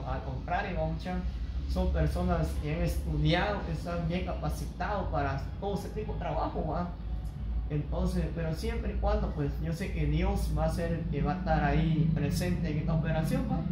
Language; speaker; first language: Spanish; native; Spanish